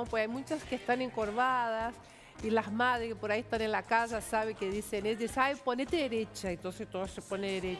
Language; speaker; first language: Spanish; non-native, fluent; Portuguese